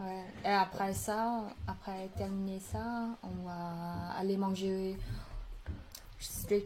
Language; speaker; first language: French; non-native, learner; Khmer